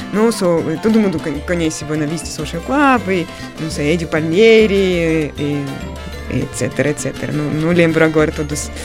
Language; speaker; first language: Portuguese; non-native, fluent; Russian